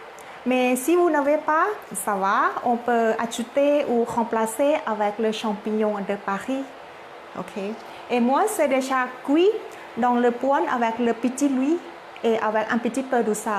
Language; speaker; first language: French; non-native, learner; Thai